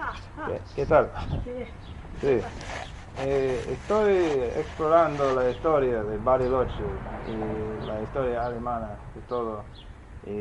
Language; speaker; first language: Spanish; non-native, fluent; English